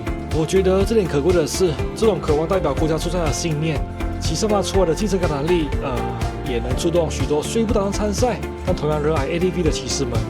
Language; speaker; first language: Chinese; native; Chinese